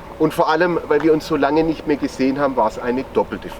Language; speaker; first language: German; native; German